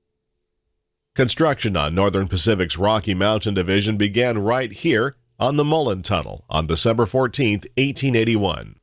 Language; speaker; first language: English; native; English